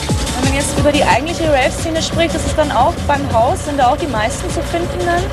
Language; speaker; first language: German; native; German